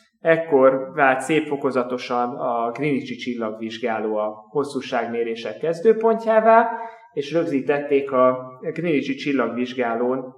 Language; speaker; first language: Hungarian; native; Hungarian